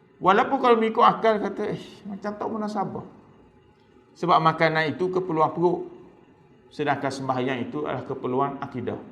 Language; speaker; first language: Malay; native; Malay